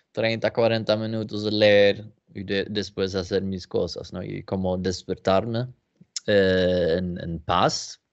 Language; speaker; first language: Spanish; non-native, learner; Swedish